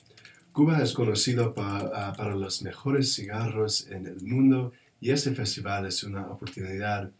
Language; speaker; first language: Spanish; non-native, learner; English